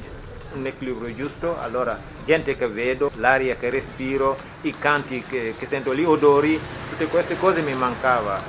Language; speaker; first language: Italian; non-native, fluent; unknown